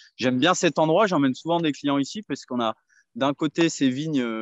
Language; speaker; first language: French; native; French